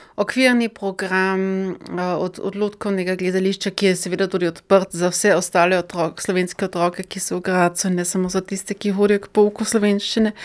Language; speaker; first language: Slovenian; non-native, fluent; German